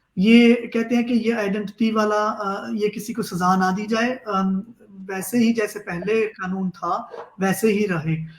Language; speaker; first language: Urdu; native; Urdu